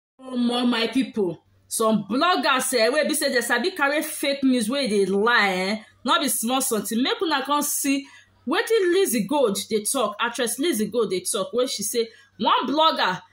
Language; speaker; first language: Nigerian Pidgin; native; Nigerian Pidgin